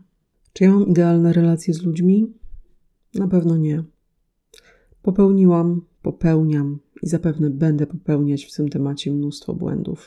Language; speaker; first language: Polish; native; Polish